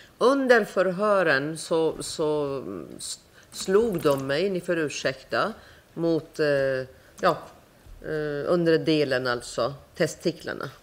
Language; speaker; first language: Swedish; non-native, fluent; Persian